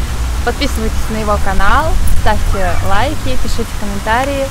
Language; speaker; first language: Russian; native; Russian